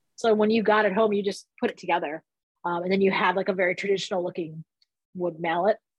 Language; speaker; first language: English; native; English